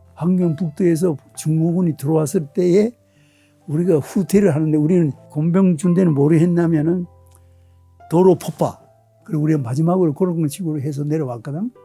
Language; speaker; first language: Korean; early bilingual, other home language; Japanese